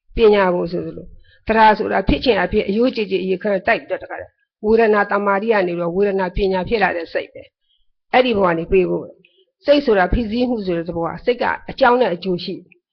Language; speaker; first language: Burmese; native; Burmese